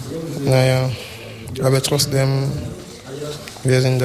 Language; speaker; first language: German; non-native, learner; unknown